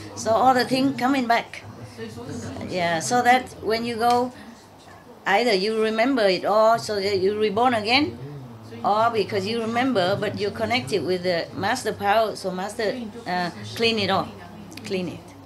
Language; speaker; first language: English; non-native, fluent; Vietnamese